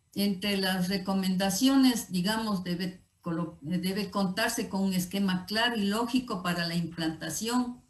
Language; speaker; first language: Spanish; native; Spanish